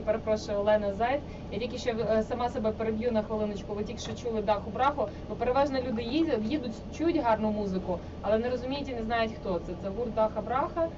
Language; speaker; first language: Ukrainian; native; Ukrainian